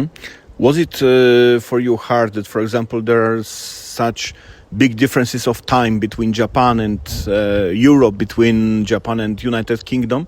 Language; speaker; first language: English; non-native, fluent; Polish